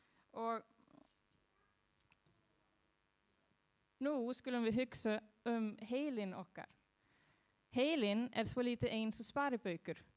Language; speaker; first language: Icelandic; non-native, learner; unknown